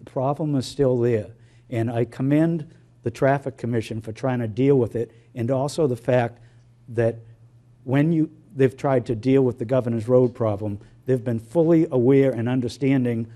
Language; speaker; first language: English; native; English